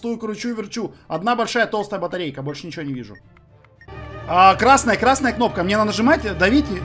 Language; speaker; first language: Russian; native; Russian